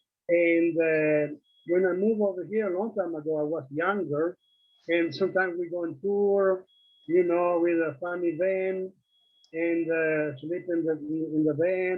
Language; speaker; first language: English; non-native, learner; Italian